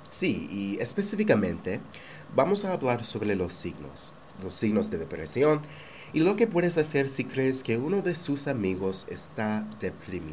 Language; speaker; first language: Spanish; non-native, learner; English